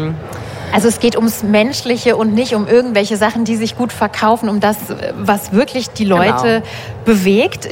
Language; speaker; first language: German; native; German